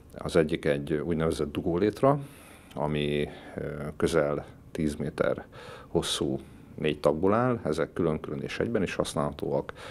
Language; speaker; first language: Hungarian; native; Hungarian